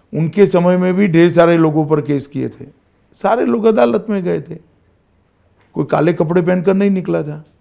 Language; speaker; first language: Hindi; non-native, local second language; Gujarati